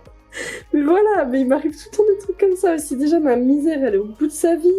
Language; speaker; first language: French; native; French